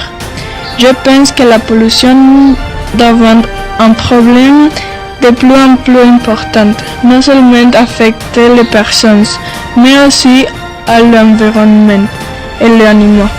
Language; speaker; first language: French; non-native, learner; Spanish